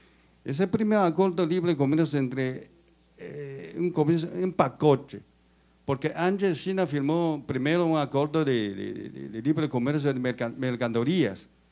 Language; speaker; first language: Spanish; non-native, fluent; Chinese